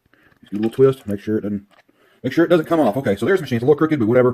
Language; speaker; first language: English; native; English